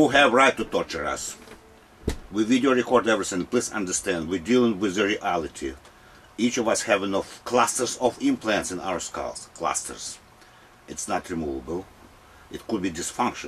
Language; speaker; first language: English; non-native, learner; Russian